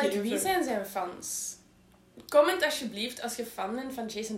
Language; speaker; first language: Dutch; native; Dutch